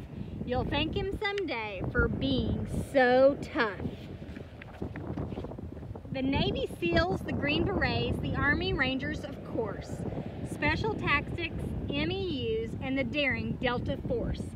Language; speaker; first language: English; native; English